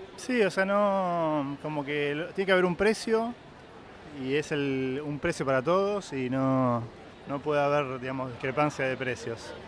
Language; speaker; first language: Spanish; native; Spanish